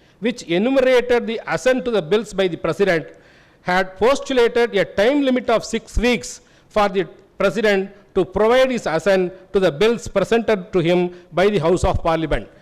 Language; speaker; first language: English; non-native, local second language; Tamil